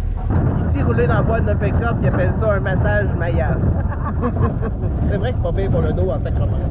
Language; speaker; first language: French; native; French